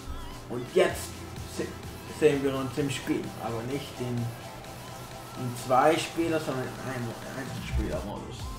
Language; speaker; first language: German; non-native, learner; Italian